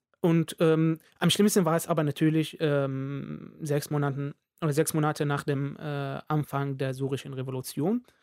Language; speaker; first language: German; non-native, fluent; Arabic